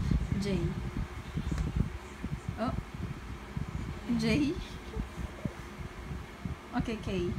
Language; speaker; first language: English; non-native, local second language; Filipino